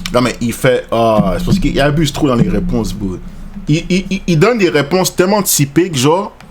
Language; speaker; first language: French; native; French